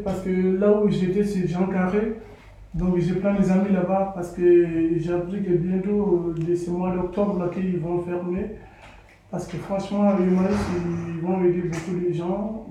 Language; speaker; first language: French; non-native, learner; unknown